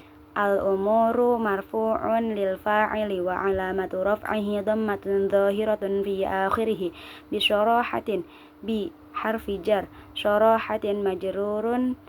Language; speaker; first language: Arabic; non-native, learner; Indonesian